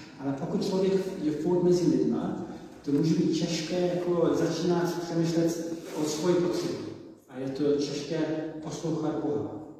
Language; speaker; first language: Czech; non-native, learner; English